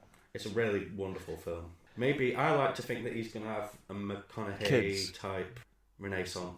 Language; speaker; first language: English; native; English